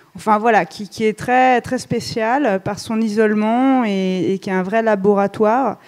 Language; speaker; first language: French; native; French